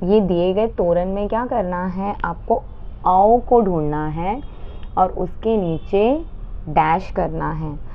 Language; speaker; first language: Hindi; non-native, local second language; Marathi